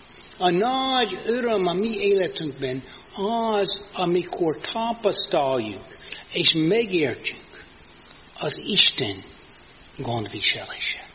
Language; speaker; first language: Hungarian; non-native, fluent; English